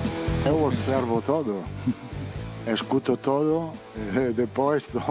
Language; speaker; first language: Portuguese; non-native, learner; Italian